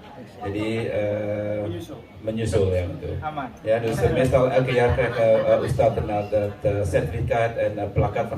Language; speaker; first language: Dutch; non-native, fluent; Indonesian